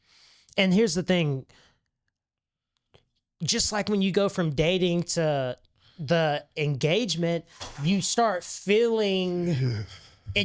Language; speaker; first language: English; native; English